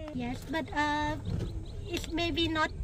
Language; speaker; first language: English; non-native, learner; Thai